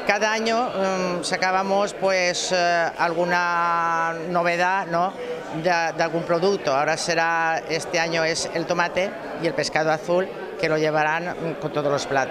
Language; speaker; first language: Spanish; non-native, local second language; Catalan